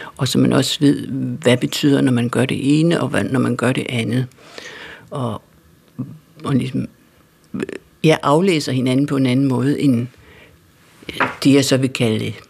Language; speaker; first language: Danish; native; Danish